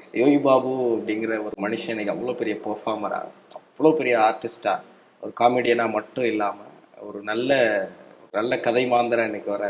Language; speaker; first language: Tamil; native; Tamil